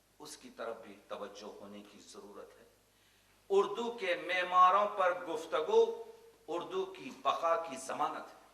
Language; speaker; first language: Urdu; native; Urdu